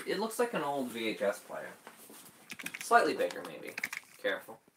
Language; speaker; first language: English; native; English